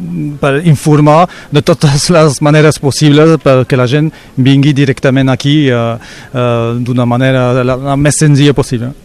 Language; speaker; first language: Catalan; non-native, local second language; French